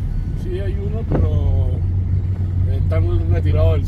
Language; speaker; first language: Spanish; native; Spanish